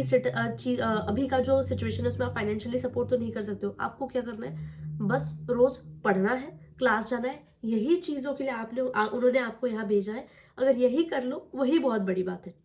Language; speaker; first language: Hindi; non-native, local second language; Marathi